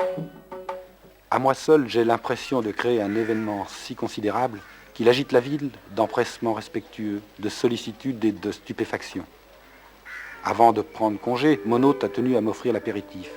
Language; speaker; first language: French; native; French